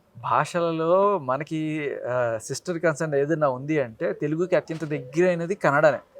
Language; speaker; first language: Telugu; native; Telugu